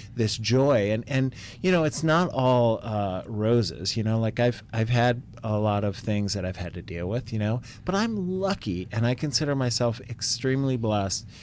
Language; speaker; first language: English; native; English